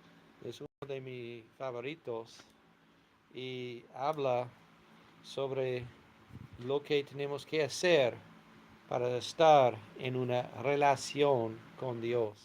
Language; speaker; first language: Spanish; non-native, fluent; English